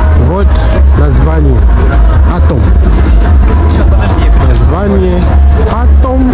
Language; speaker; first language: Russian; non-native, fluent; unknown